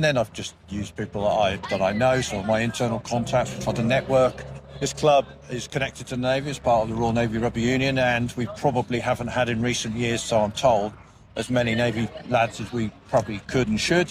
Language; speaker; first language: English; native; English